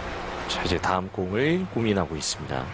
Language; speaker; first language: Korean; native; Korean